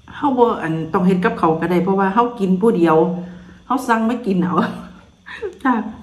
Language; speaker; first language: Thai; native; Thai